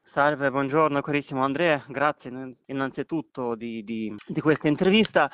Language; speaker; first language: Italian; non-native, fluent; Kazakh